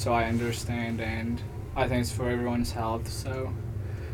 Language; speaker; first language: English; non-native, fluent; Tigrinya